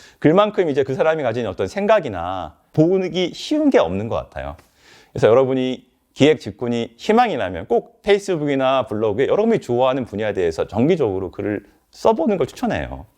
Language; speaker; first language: Korean; native; Korean